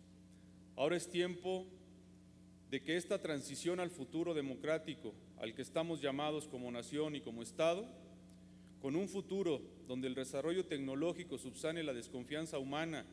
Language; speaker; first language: Spanish; native; Spanish